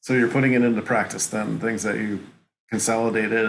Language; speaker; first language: English; native; English